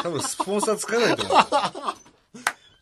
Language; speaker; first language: Japanese; native; Japanese